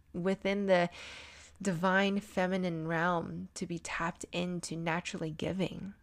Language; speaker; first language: English; native; English